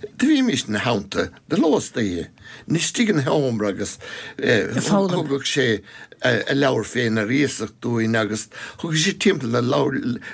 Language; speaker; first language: Irish; non-native, local second language; English